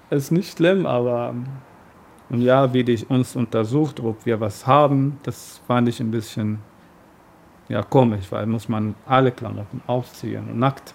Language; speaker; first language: German; non-native, learner; Arabic